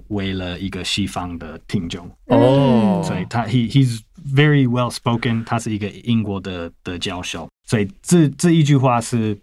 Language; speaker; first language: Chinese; non-native, fluent; English